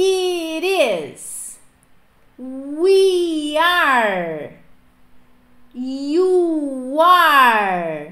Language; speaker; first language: English; non-native, fluent; Portuguese